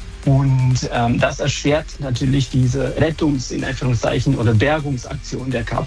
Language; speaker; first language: German; native; German